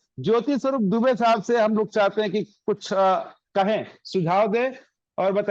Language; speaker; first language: Hindi; native; Hindi